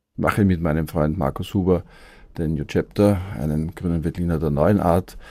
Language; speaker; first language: German; native; German